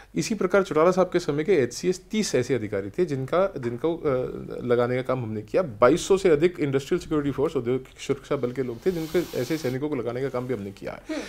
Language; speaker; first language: Hindi; native; Hindi